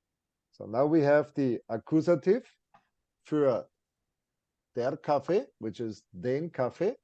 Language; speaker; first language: German; non-native, fluent; English